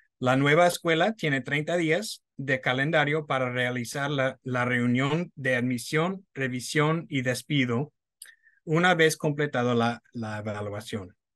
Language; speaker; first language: Spanish; non-native, fluent; English